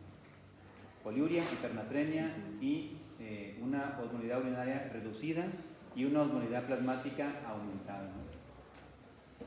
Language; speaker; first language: Spanish; native; Spanish